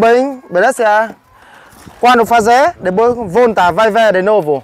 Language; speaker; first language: Portuguese; non-native, learner; Vietnamese